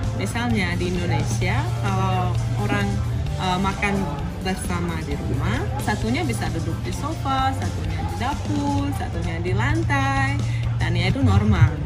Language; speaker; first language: Indonesian; non-native, fluent; Russian